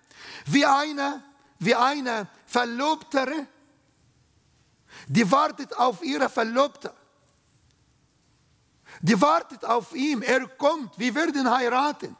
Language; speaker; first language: German; non-native, learner; Arabic